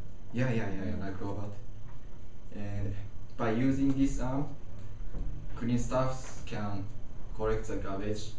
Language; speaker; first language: English; non-native, learner; Japanese